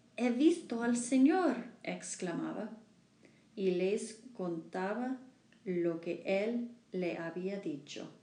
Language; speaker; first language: Spanish; non-native, learner; English